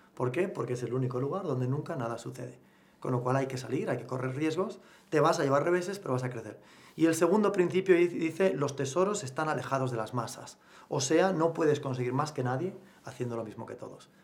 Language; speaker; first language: Spanish; native; Spanish